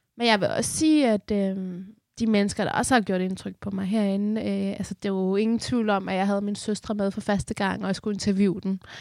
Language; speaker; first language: Danish; early bilingual, other home language; Persian